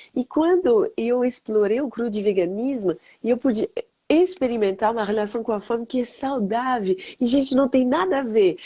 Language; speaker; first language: Portuguese; non-native, fluent; French